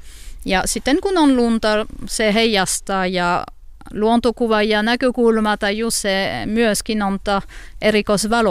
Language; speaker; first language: Finnish; non-native, learner; French